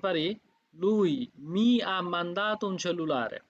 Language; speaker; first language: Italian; non-native, fluent; Bangla